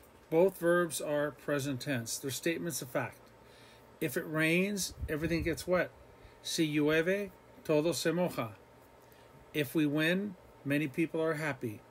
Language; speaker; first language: English; native; English